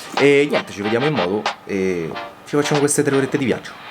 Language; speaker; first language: Italian; native; Italian